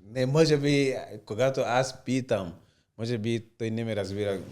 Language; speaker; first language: Bulgarian; non-native, learner; Portuguese